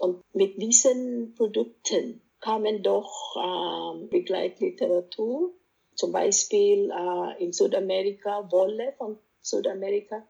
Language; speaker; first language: German; non-native, fluent; Cebuano